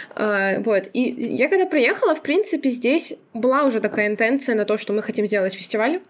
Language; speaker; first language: Russian; non-native, local second language; Azerbaijani